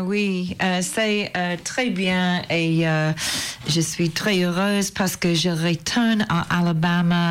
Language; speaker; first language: French; non-native, learner; English